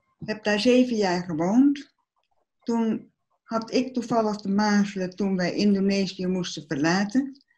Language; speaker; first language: Dutch; early bilingual, other home language; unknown